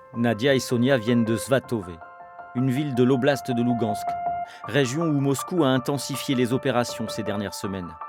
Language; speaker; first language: French; native; French